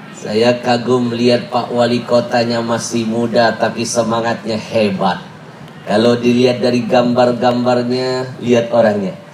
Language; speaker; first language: Indonesian; native; Indonesian